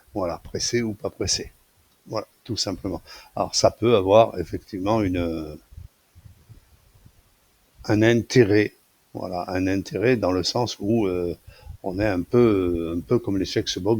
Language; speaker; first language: French; native; French